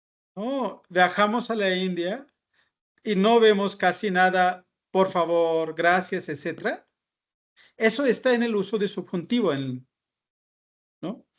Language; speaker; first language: Spanish; non-native, fluent; Hindi